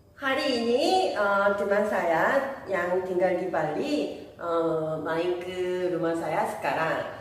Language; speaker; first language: Indonesian; non-native, learner; Korean